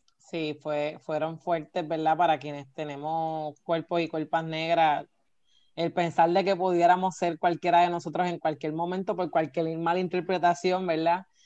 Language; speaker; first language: Spanish; native; Spanish